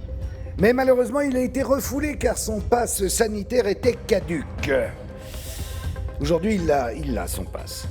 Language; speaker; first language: French; native; French